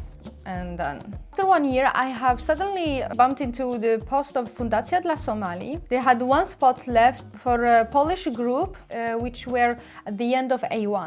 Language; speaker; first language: English; non-native, local second language; Arabic